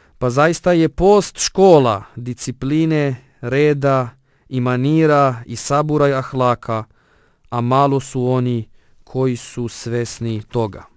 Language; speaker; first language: Bosnian; non-native, fluent; Arabic